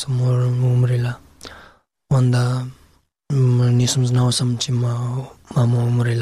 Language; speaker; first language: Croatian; non-native, learner; Pashto